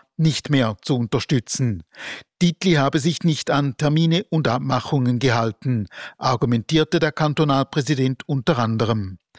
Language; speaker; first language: German; native; German